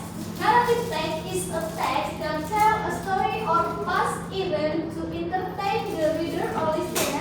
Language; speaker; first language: English; non-native, learner; Indonesian